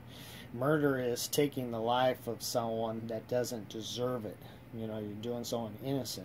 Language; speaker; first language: English; native; English